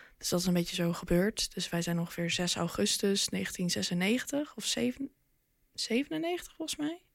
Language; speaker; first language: Dutch; early bilingual, other home language; Bosnian